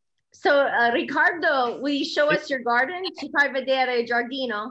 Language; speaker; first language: Italian; non-native, fluent; English